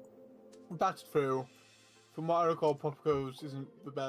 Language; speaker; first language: English; native; English